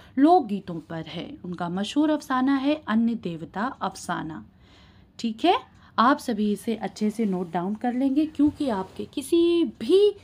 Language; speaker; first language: Urdu; native; Urdu